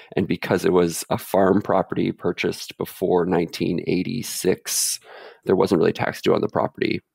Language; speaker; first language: English; native; English